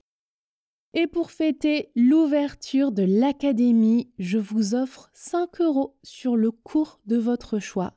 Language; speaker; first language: French; native; French